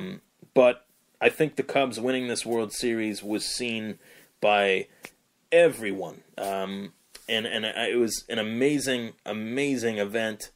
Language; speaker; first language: English; native; English